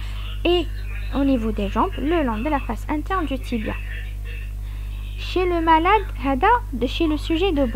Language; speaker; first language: French; non-native, local second language; Arabic